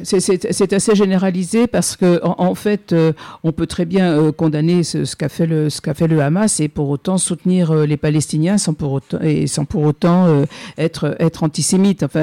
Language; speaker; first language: French; native; French